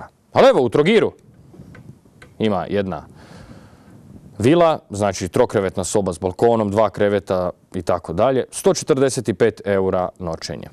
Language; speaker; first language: Croatian; native; Croatian